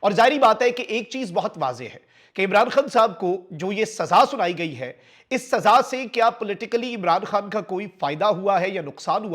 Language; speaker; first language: Urdu; native; Urdu